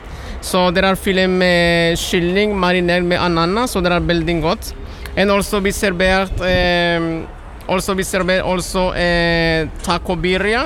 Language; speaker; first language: Norwegian; non-native, learner; Spanish